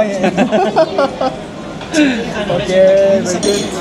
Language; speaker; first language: English; non-native, learner; Japanese